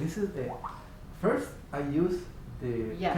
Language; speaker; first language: English; non-native, learner; Spanish